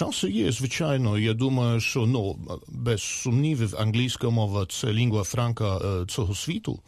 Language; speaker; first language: Ukrainian; non-native, learner; German